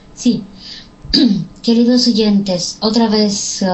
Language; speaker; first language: Spanish; non-native, fluent; Romanian